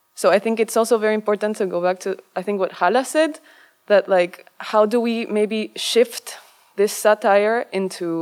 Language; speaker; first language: English; non-native, fluent; Spanish